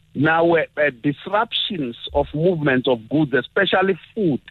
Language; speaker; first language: English; non-native, local second language; Tsonga